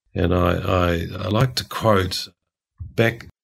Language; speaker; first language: English; native; English